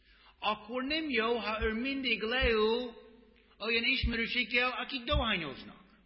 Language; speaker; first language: Hungarian; non-native, fluent; English